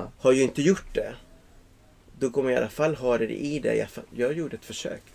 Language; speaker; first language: Swedish; non-native, fluent; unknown